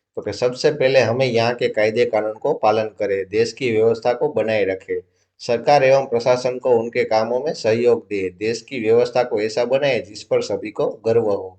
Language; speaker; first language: Hindi; non-native, local second language; Gujarati